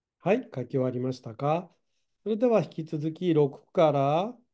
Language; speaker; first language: Japanese; native; Japanese